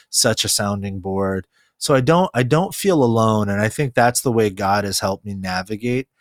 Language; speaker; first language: English; early bilingual, other home language; Korean